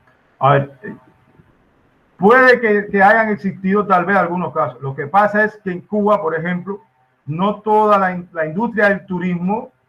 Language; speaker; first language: Spanish; native; Spanish